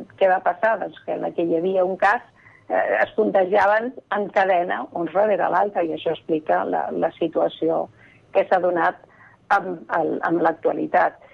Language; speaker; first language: Catalan; non-native, local second language; Spanish